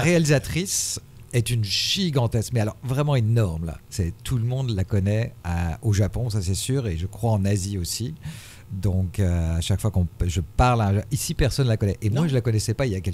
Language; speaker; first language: French; native; French